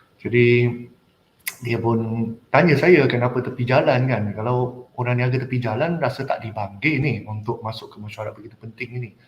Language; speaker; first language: Malay; non-native, local second language; Chinese